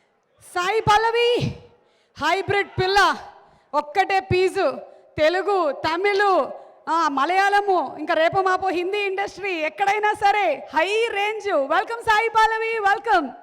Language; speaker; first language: Telugu; native; Telugu